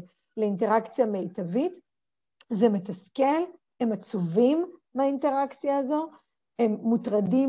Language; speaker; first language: Hebrew; native; Hebrew